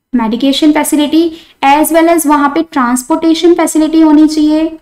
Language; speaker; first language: Hindi; non-native, local second language; Marathi